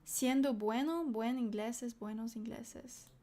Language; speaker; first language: Spanish; non-native, learner; English